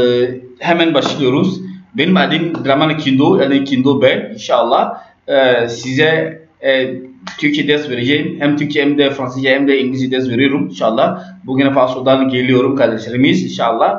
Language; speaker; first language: Turkish; non-native, learner; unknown